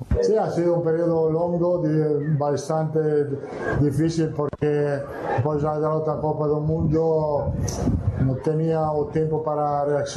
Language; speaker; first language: Portuguese; non-native, fluent; Italian